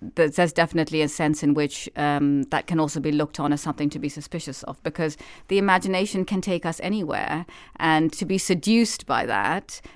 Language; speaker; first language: English; native; English